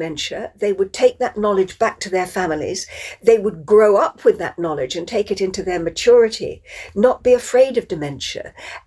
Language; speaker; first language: English; native; English